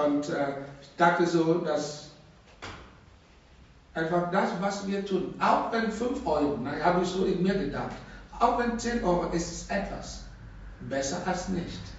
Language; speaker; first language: German; non-native, learner; Russian